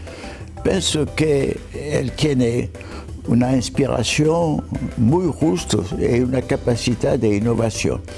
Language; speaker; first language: Spanish; non-native, fluent; French